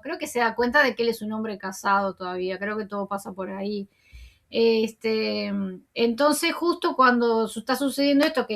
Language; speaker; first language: Spanish; native; Spanish